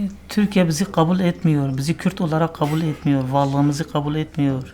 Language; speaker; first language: Turkish; non-native, local second language; Kurdish